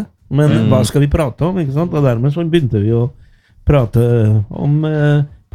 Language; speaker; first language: Norwegian; non-native, fluent; Spanish